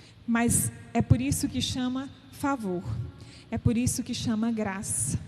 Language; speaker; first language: Portuguese; native; Portuguese